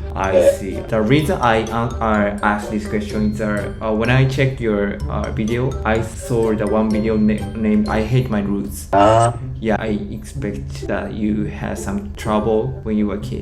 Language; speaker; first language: English; non-native, learner; Japanese